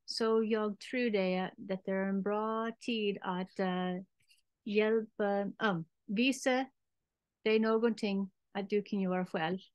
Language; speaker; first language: Swedish; non-native, learner; English